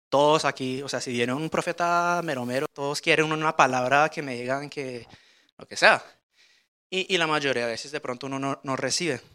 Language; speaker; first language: Spanish; early bilingual, heritage; Spanish